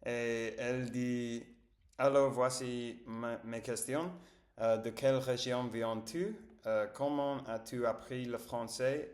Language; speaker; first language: French; non-native, learner; Spanish